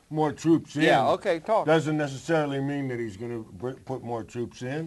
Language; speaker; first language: English; native; English